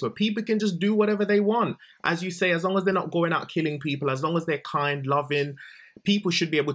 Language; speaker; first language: English; native; English